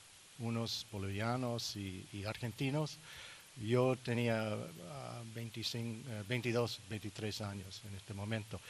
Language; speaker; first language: Spanish; non-native, learner; English